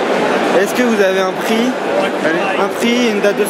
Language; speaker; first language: French; native; French